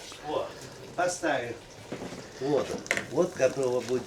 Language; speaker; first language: Russian; non-native, fluent; Uzbek